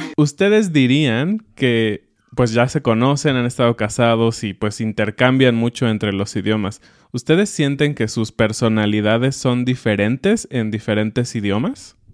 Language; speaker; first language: Spanish; native; Spanish